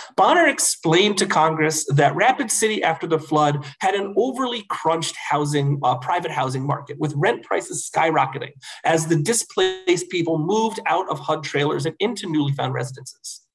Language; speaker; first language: English; native; English